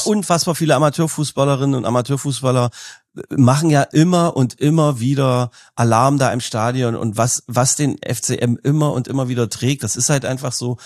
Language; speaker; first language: German; native; German